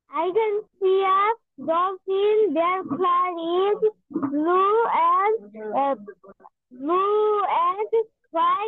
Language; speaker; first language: English; non-native, learner; Bangla